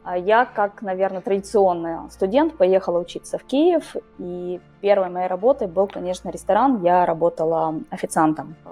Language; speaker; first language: Russian; native; Russian